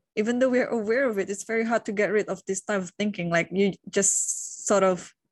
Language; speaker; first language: English; non-native, fluent; Indonesian